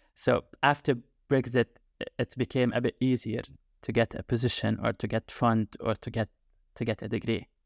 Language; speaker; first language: English; non-native, fluent; Arabic